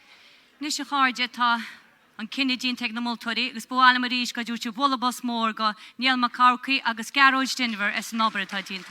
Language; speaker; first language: Irish; native; Irish